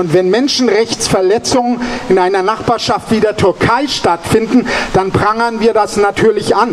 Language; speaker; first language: German; native; German